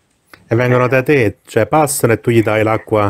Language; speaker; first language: Italian; native; Italian